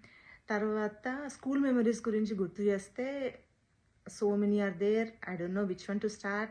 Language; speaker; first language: Telugu; native; Telugu